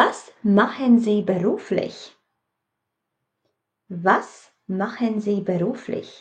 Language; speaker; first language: German; non-native, fluent; Latvian